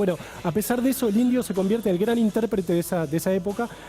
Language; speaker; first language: Spanish; native; Spanish